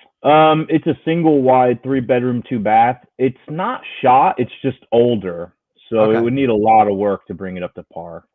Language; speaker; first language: English; native; English